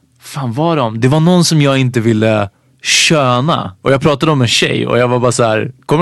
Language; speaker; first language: Swedish; non-native, fluent; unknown